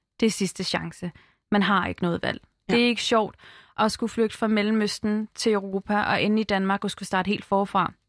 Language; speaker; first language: Danish; early bilingual, other home language; Arabic